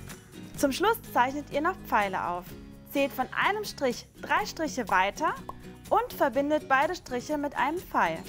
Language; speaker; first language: German; native; German